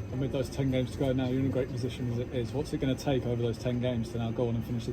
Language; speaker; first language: English; native; English